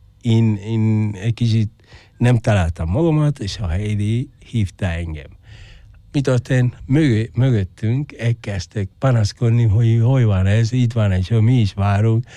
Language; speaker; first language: Hungarian; non-native, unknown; Spanish